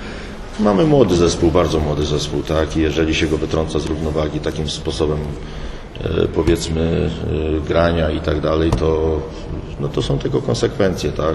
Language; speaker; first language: Polish; native; Polish